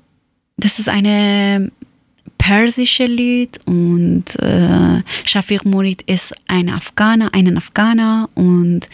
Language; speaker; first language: German; non-native, learner; Persian